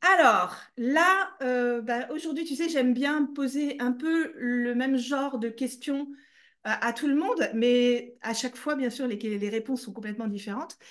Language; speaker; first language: French; native; French